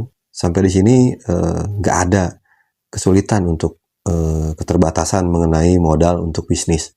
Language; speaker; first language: Indonesian; native; Indonesian